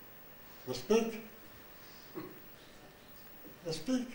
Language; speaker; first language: Hebrew; non-native, fluent; Yiddish